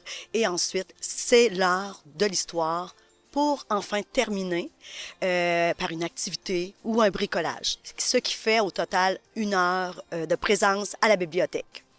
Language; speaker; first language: French; native; French